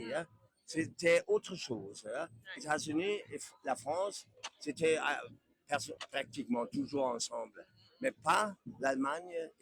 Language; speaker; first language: French; non-native, learner; German